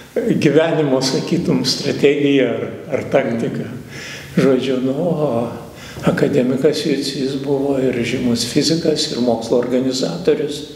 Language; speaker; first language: Lithuanian; native; Lithuanian